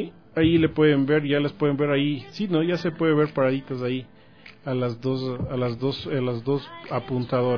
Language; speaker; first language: Spanish; native; Spanish